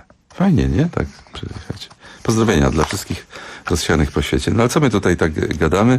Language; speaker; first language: Polish; native; Polish